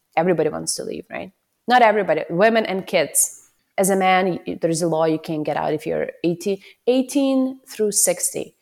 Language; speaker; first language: English; non-native, fluent; Ukrainian